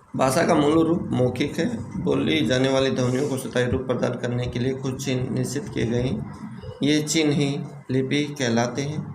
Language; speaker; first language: Hindi; native; Hindi